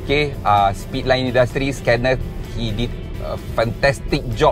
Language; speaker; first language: English; non-native, local second language; Malay